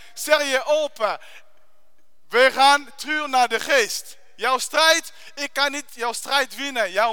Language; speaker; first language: Dutch; non-native, fluent; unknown